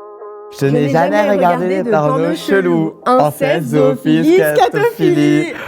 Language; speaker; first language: French; native; French